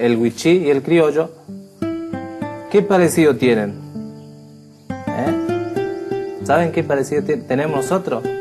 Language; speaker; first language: Spanish; non-native, local second language; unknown